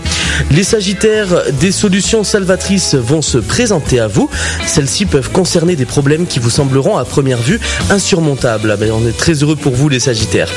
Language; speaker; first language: French; native; French